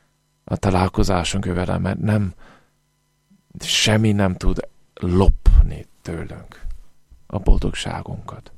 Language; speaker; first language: Hungarian; non-native, fluent; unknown